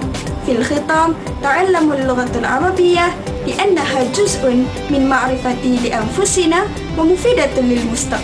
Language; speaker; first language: Arabic; non-native, learner; Malay